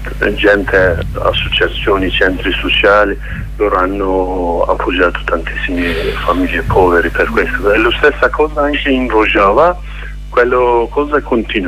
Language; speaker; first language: Italian; non-native, learner; Kurdish